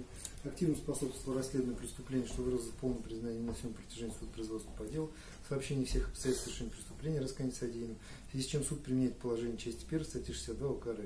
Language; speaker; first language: Russian; native; Russian